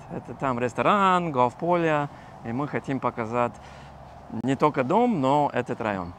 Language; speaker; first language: Russian; non-native, fluent; English